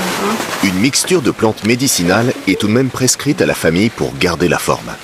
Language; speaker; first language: French; native; French